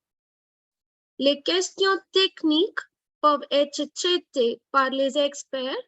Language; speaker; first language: French; non-native, fluent; Hindi